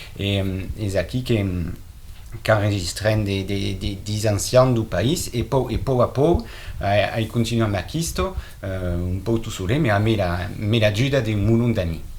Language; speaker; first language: Occitan; native; Occitan